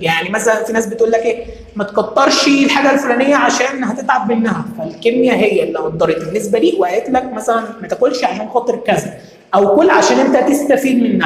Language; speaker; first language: Arabic; native; Arabic